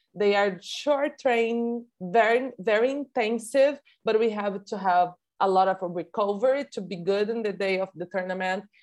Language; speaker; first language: English; non-native, fluent; Portuguese